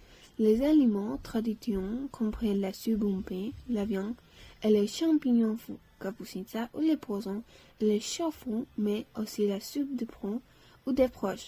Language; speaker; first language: French; non-native, learner; Slovak